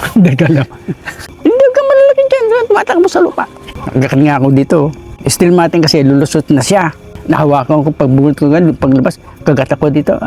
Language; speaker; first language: Filipino; native; Filipino